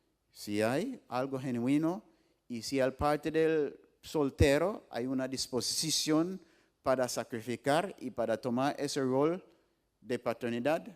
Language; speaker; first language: Spanish; non-native, fluent; English